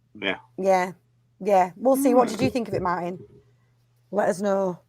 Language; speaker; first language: English; native; English